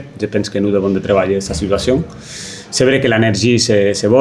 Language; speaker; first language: French; non-native, fluent; Spanish